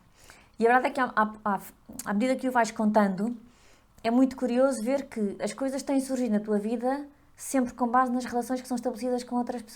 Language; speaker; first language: Portuguese; native; Portuguese